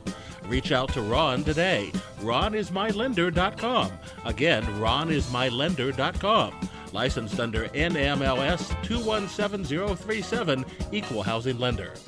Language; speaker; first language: English; native; English